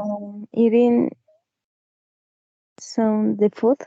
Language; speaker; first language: English; non-native, learner; Spanish